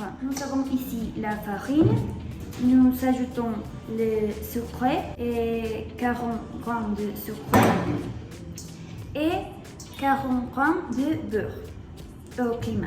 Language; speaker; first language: French; non-native, learner; Spanish